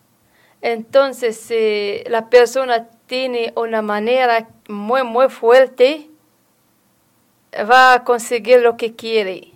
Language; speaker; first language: Spanish; non-native, learner; Arabic